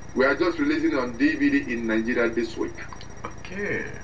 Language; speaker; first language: English; non-native, local second language; Igbo